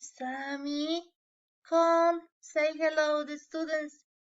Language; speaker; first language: English; non-native, learner; Spanish